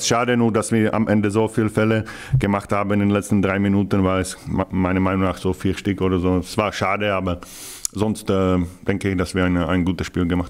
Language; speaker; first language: German; non-native, fluent; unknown